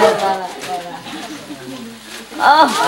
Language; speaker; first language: French; non-native, learner; Vietnamese